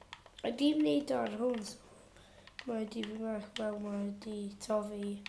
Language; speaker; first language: Welsh; non-native, local second language; English